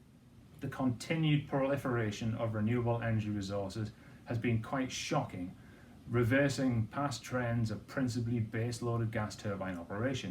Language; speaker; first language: English; native; English